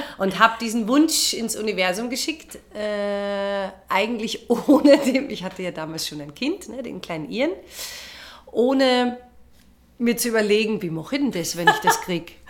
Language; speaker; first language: German; native; German